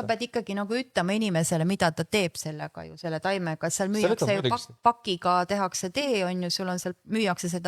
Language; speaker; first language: Estonian; native; Estonian